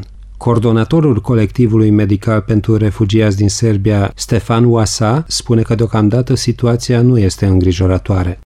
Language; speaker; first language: Romanian; native; Romanian